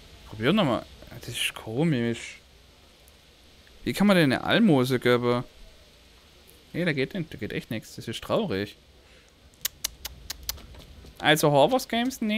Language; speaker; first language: German; native; German